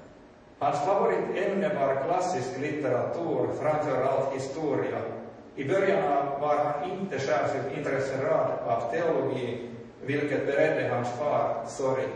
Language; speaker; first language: Swedish; non-native, local second language; Finnish